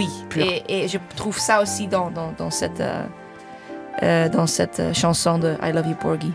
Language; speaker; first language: French; non-native, fluent; English